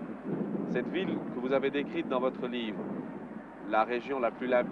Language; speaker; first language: French; native; French